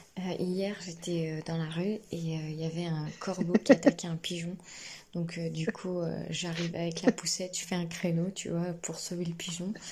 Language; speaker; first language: French; native; French